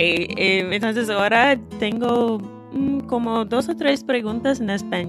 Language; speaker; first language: Spanish; non-native, fluent; English